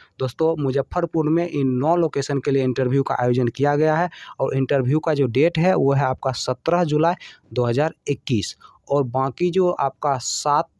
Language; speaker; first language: Hindi; native; Hindi